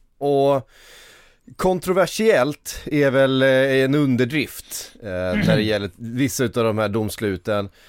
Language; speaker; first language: Swedish; native; Swedish